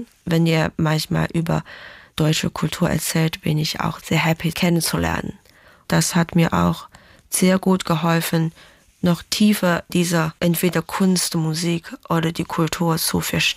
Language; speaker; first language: German; early bilingual, other home language; Chinese